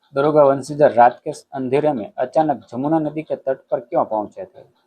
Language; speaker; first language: Hindi; non-native, local second language; Gujarati